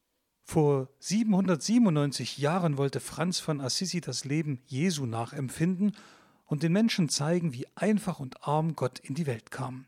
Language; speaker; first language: German; native; German